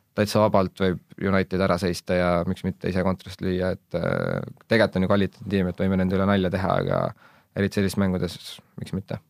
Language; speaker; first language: Estonian; native; Estonian